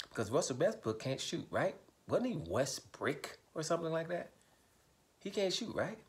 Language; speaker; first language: English; native; English